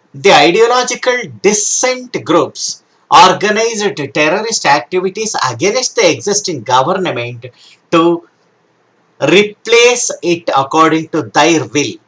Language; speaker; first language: English; non-native, local second language; Kannada